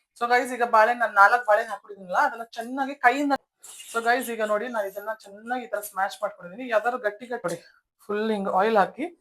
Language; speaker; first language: Kannada; native; Kannada